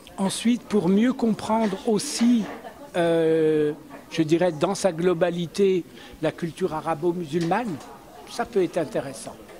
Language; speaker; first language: French; early bilingual, other home language; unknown